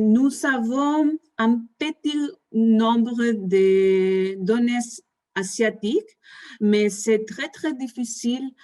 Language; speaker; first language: French; non-native, fluent; Spanish